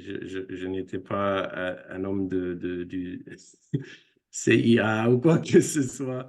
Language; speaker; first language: French; non-native, fluent; English